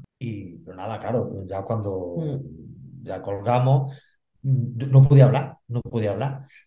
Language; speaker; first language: Spanish; native; Spanish